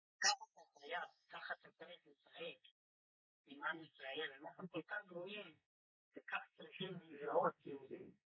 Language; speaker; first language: Hebrew; non-native, fluent; Hungarian